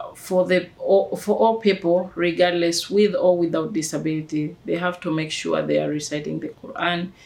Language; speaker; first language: English; non-native, local second language; Swahili